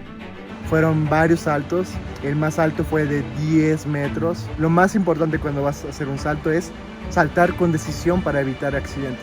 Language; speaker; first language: Spanish; native; Spanish